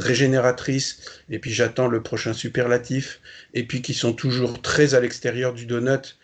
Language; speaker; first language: French; native; French